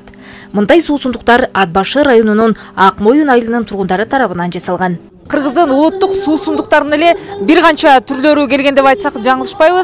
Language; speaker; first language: Kyrgyz; native; Kyrgyz